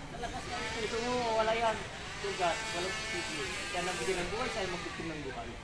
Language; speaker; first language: Filipino; non-native, local second language; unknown